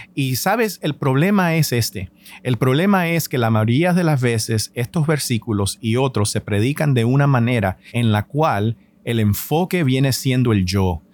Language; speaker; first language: Spanish; native; Spanish